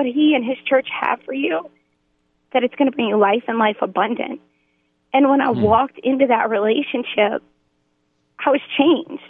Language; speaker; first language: English; native; English